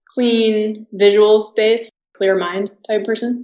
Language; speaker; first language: English; native; English